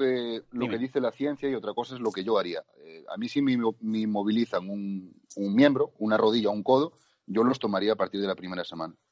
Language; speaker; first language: Spanish; native; Spanish